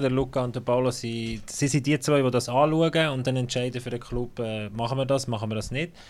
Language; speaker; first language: German; native; German